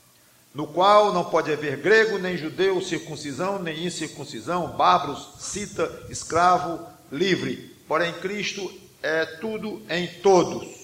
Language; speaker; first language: Portuguese; native; Portuguese